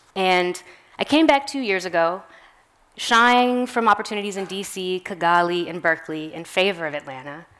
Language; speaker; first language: English; native; English